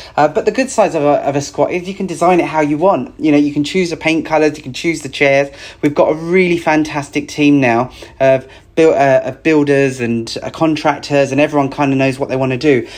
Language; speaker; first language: English; native; English